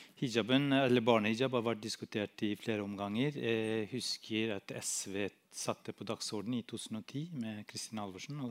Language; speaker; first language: Norwegian; non-native, fluent; Albanian